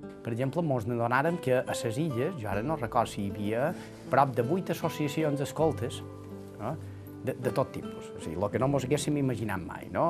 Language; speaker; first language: Catalan; native; Catalan